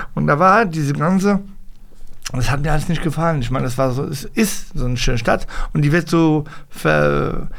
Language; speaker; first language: German; early bilingual, other home language; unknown